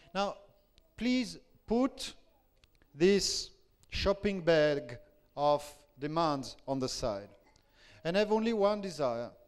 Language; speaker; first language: English; non-native, fluent; French